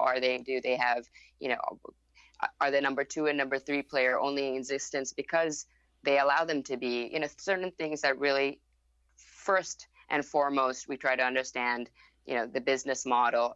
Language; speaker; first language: English; non-native, fluent; Thai